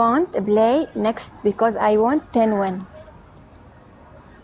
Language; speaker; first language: English; non-native, learner; Arabic